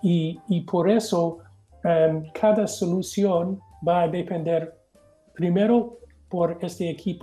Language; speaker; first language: Spanish; non-native, fluent; English